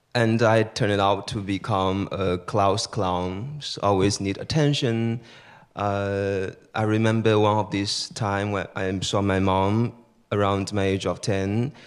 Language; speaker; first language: English; early bilingual, other home language; Chinese